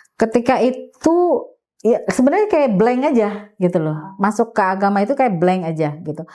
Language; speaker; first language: Indonesian; native; Indonesian